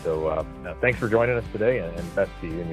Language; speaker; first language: English; native; English